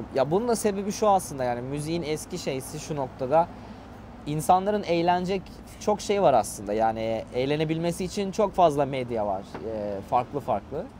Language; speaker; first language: Turkish; native; Turkish